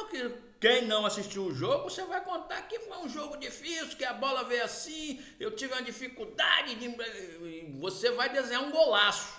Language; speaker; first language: Portuguese; native; Portuguese